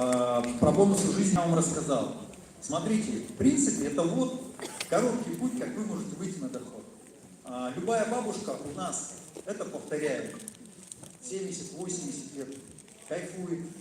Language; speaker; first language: Russian; native; Russian